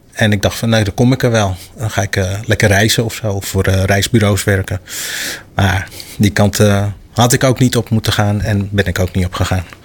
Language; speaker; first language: Dutch; native; Dutch